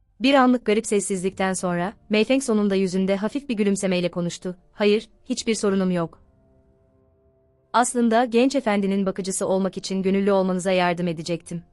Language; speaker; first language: Turkish; native; Turkish